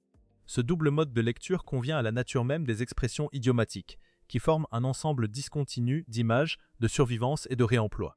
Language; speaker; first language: French; native; French